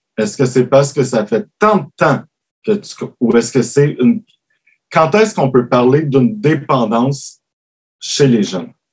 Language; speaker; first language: French; native; French